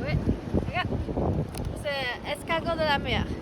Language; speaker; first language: French; non-native, learner; Chinese